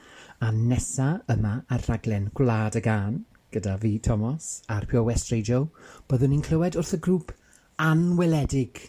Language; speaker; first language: Welsh; native; Welsh